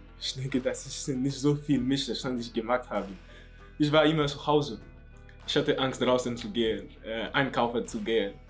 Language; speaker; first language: German; non-native, learner; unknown